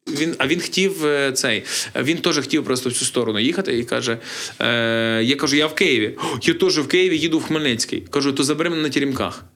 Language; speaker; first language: Ukrainian; native; Ukrainian